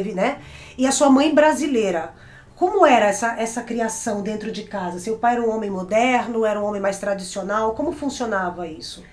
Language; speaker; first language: Portuguese; native; Portuguese